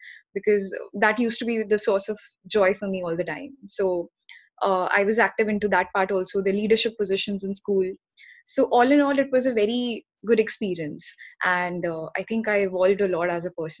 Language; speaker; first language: English; non-native, local second language; Hindi